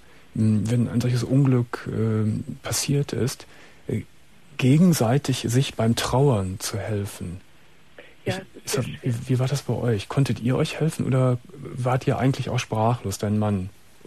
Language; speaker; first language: German; native; German